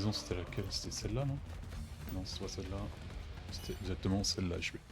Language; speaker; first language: French; native; French